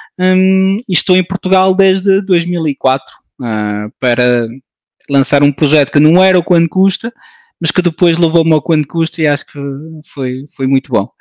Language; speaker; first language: Portuguese; early bilingual, heritage; Portuguese